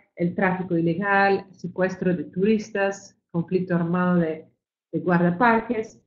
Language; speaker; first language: Spanish; non-native, fluent; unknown